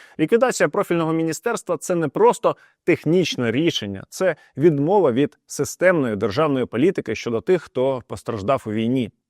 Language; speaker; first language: Ukrainian; native; Ukrainian